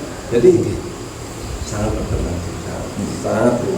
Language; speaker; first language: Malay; non-native, local second language; Javanese